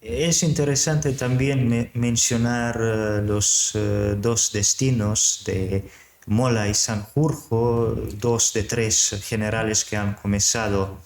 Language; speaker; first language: Spanish; non-native, fluent; Serbian